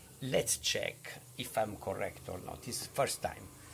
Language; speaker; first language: English; non-native, fluent; Italian